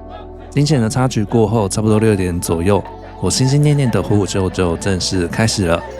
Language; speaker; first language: Chinese; native; Chinese